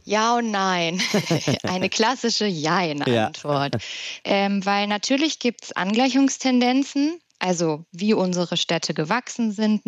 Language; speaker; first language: German; native; German